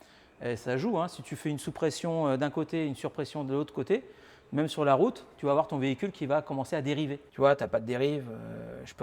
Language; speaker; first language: French; native; French